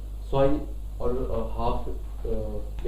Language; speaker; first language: German; non-native, learner; Hindi